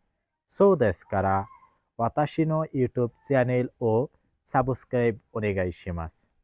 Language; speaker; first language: Japanese; non-native, learner; Bangla